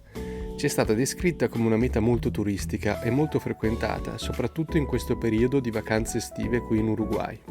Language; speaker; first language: Italian; native; Italian